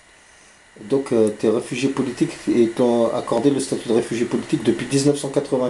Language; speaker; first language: French; native; French